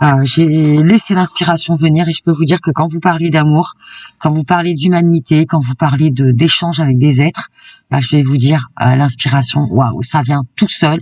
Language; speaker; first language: French; native; French